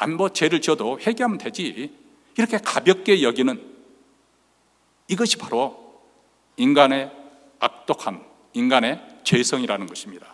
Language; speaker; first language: Korean; native; Korean